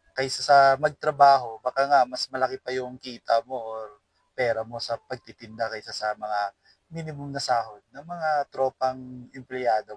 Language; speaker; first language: Filipino; non-native, local second language; Cebuano